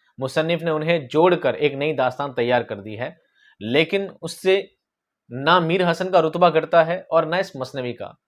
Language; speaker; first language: Urdu; native; Urdu